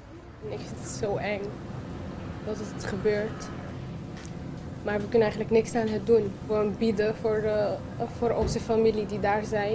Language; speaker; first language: Dutch; non-native, local second language; Papiamento